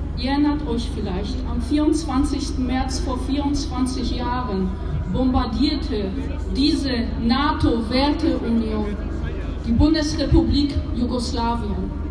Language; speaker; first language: German; early bilingual, other home language; Polish